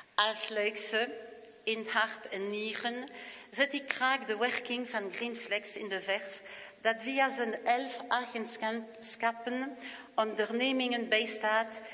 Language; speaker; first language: Dutch; non-native, local second language; French